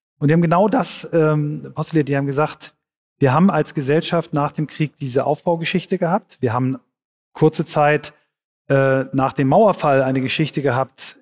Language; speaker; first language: German; native; German